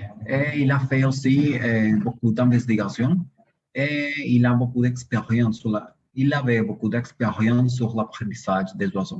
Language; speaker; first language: French; non-native, learner; Spanish